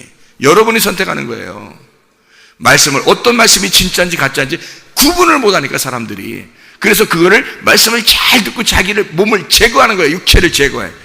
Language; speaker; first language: Korean; native; Korean